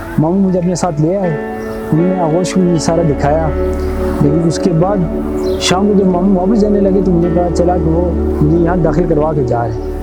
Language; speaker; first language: Urdu; non-native, local second language; Pahari-Potwari